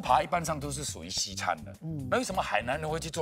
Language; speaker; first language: Chinese; native; Chinese